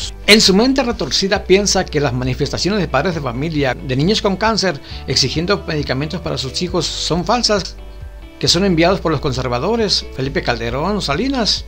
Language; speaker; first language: Spanish; native; Spanish